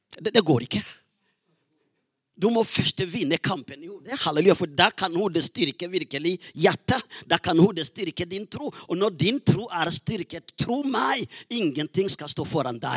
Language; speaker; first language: Norwegian; non-native, fluent; Rundi